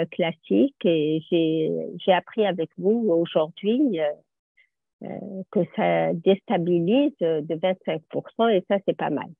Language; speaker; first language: French; native; French